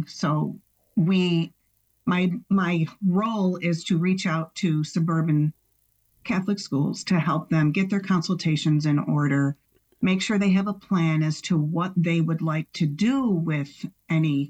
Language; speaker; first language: English; native; English